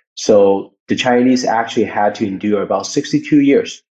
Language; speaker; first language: English; early bilingual, other home language; Chinese